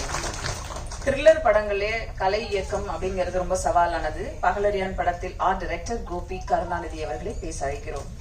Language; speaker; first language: Tamil; native; Tamil